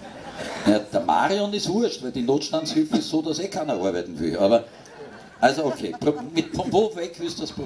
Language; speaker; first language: German; native; German